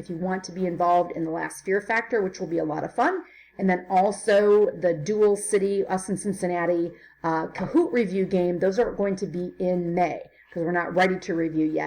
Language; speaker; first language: English; native; English